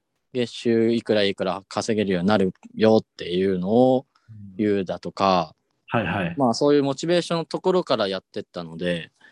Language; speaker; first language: Japanese; native; Japanese